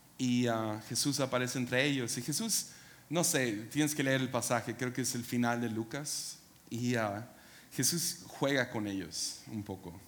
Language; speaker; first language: Spanish; non-native, fluent; English